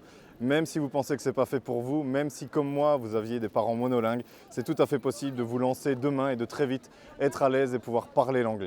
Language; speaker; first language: French; native; French